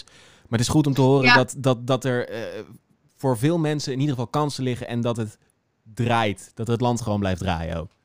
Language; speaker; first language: Dutch; native; Dutch